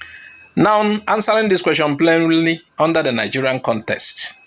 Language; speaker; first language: English; non-native, local second language; Igbo